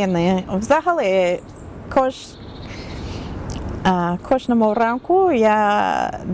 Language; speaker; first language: Ukrainian; non-native, learner; English